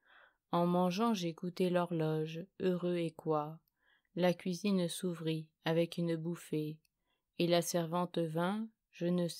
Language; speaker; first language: French; native; French